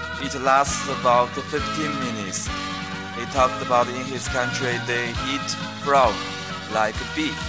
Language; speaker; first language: English; non-native, fluent; Chinese